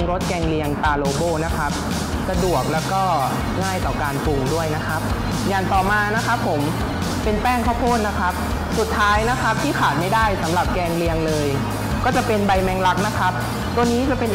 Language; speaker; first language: Thai; native; Thai